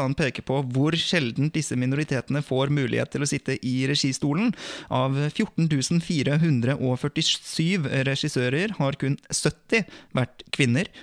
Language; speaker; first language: Norwegian; native; Norwegian